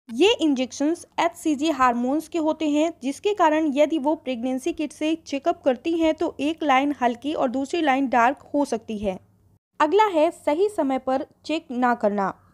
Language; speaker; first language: Hindi; native; Hindi